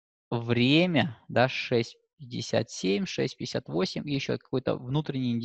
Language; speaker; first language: Russian; native; Russian